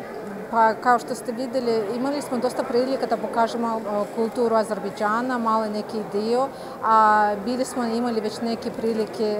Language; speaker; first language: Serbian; non-native, fluent; Azerbaijani